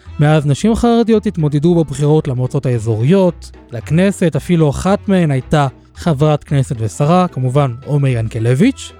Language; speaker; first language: Hebrew; native; Hebrew